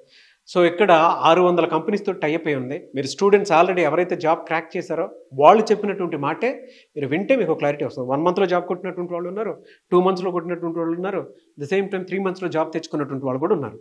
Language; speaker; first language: Telugu; native; Telugu